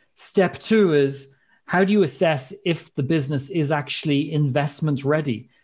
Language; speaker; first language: English; native; English